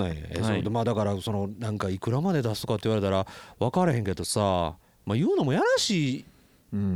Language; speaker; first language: Japanese; native; Japanese